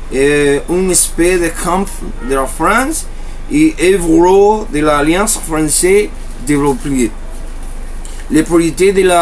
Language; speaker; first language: French; non-native, learner; Spanish